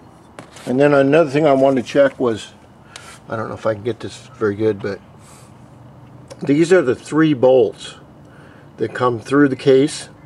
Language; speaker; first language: English; native; English